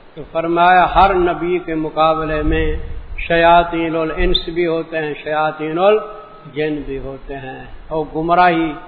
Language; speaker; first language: Urdu; non-native, local second language; Punjabi